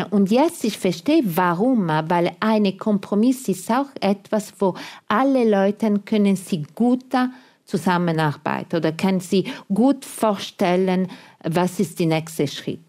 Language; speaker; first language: German; non-native, fluent; Italian